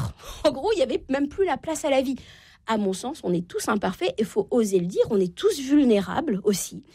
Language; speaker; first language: French; native; French